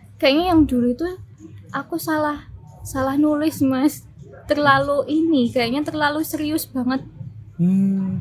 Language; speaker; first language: Indonesian; early bilingual, other home language; German